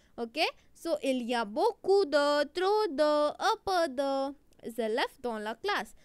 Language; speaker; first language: French; non-native, learner; Hindi